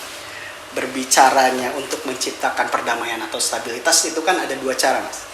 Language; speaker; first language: Indonesian; native; Indonesian